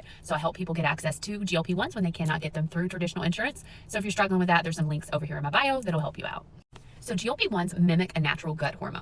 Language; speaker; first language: English; native; English